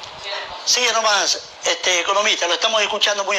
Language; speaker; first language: Spanish; native; Spanish